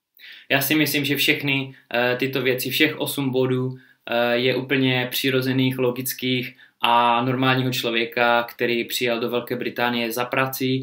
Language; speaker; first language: Czech; native; Czech